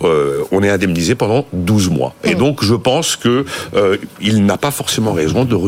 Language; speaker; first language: French; native; French